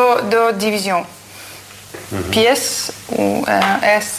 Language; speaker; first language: French; non-native, learner; Russian